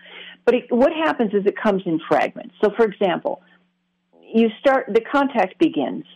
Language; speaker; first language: English; native; English